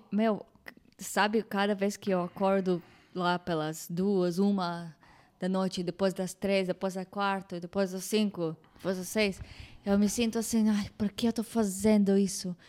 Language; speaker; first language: Portuguese; non-native, fluent; Hebrew